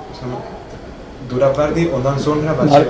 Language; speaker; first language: Turkish; non-native, learner; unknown